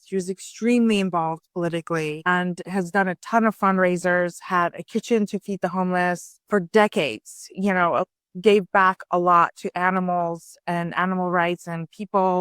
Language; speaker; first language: English; early bilingual, other home language; Persian